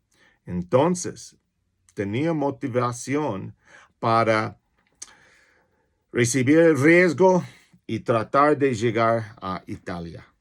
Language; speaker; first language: Spanish; non-native, fluent; English